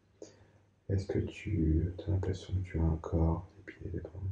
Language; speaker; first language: French; native; French